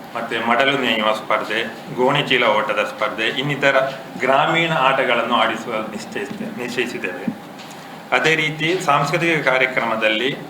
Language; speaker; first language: Kannada; native; Kannada